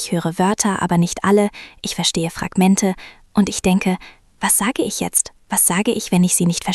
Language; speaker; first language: German; non-native, fluent; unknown